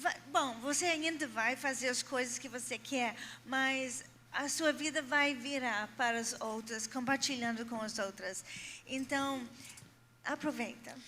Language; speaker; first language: Portuguese; non-native, fluent; English